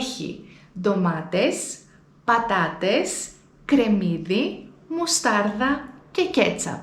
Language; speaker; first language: Greek; native; Greek